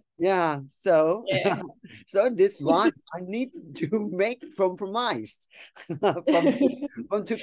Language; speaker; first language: English; non-native, fluent; Thai